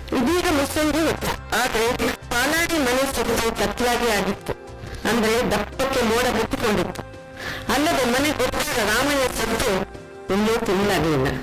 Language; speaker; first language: Kannada; native; Kannada